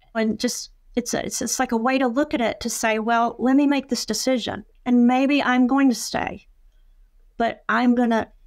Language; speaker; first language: English; native; English